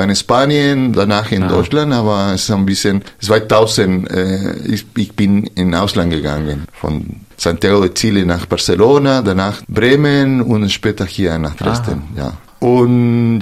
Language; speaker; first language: German; non-native, fluent; Spanish